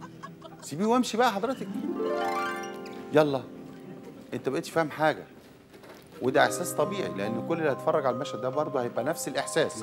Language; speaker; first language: Arabic; native; Arabic